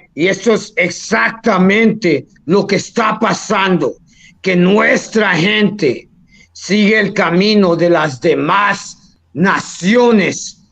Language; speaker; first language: Spanish; early bilingual, heritage; Spanish